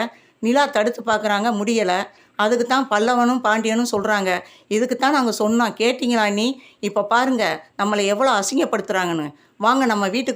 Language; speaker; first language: Tamil; native; Tamil